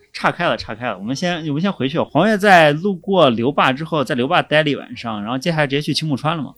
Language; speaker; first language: Chinese; native; Chinese